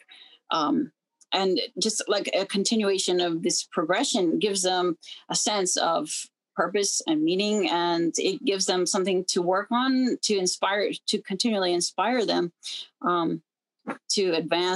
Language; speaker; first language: English; native; English